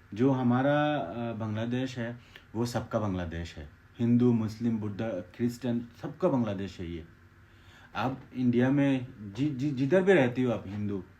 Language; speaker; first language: Hindi; non-native, fluent; Bangla